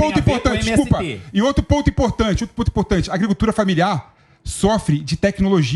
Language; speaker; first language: Portuguese; native; Portuguese